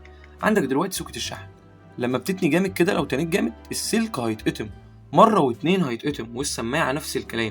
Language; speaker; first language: Arabic; native; Arabic